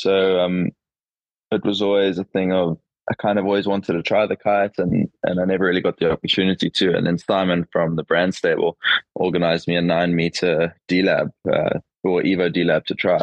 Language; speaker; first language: English; native; English